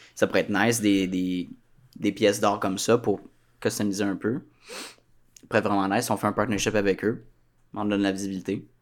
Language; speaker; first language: French; native; French